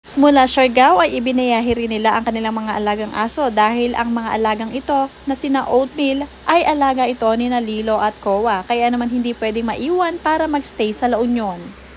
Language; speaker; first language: Filipino; native; Filipino